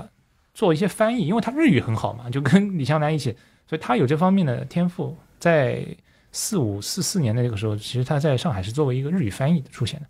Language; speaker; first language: Chinese; native; Chinese